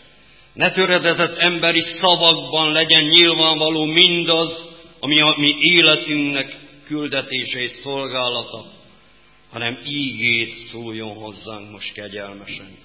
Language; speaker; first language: Hungarian; native; Hungarian